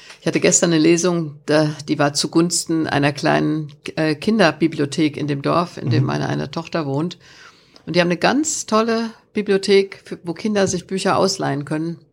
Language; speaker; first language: German; native; German